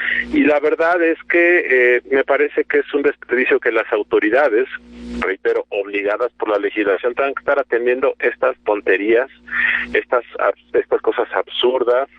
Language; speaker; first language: Spanish; native; Spanish